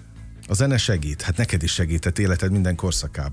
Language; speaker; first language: Hungarian; native; Hungarian